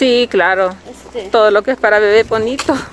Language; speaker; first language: Spanish; native; Spanish